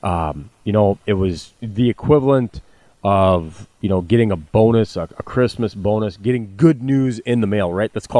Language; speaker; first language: English; native; English